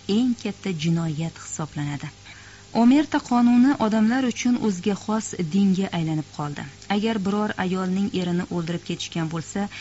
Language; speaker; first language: Uzbek; native; Uzbek